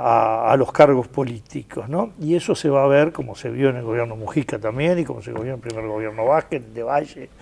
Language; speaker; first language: Spanish; native; Spanish